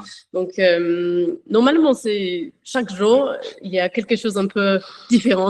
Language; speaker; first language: French; non-native, learner; English